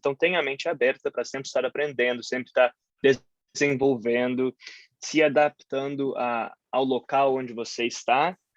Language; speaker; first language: Portuguese; native; Portuguese